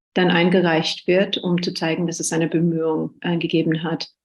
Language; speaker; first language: German; non-native, fluent; English